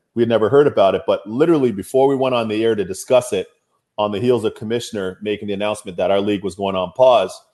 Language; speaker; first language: English; native; English